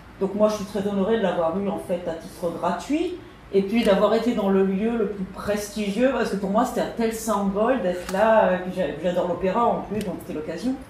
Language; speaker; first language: French; native; French